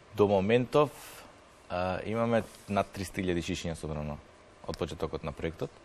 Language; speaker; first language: Macedonian; native; Macedonian